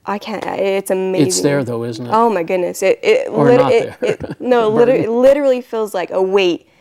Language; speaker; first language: English; native; English